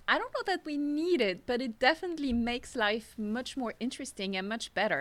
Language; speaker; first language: English; non-native, fluent; French